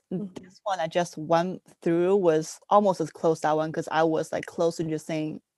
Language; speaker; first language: English; early bilingual, other home language; Chinese